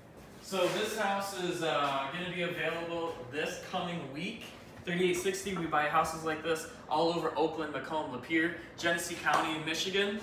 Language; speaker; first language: English; native; English